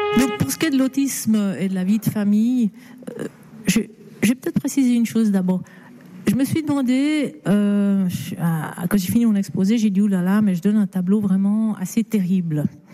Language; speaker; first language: French; native; French